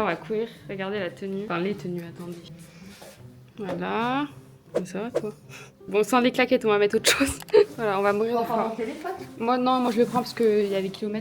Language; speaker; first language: French; native; French